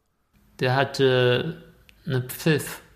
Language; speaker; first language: German; non-native, fluent; Chinese